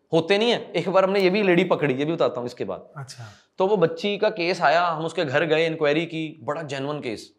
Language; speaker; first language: Hindi; non-native, local second language; Punjabi